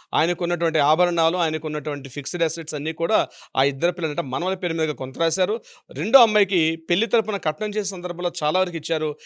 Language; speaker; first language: Telugu; native; Telugu